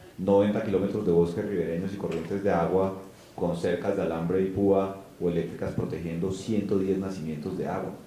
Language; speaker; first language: Spanish; native; Spanish